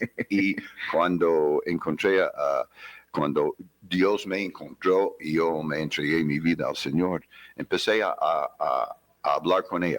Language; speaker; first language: Spanish; non-native, fluent; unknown